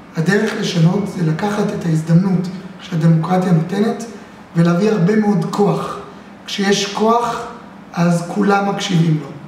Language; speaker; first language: Hebrew; native; Hebrew